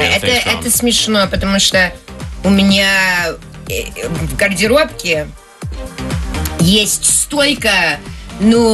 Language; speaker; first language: Russian; early bilingual, heritage; Russian